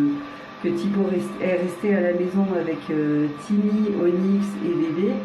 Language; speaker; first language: French; native; French